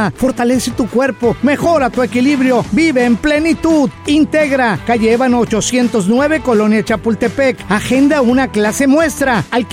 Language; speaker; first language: Spanish; native; Spanish